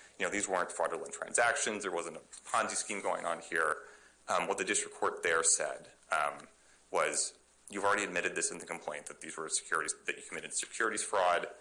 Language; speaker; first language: English; native; English